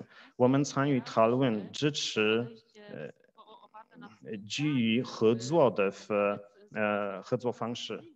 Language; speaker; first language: Chinese; non-native, fluent; Polish